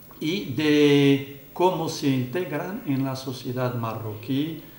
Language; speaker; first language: Spanish; non-native, fluent; Arabic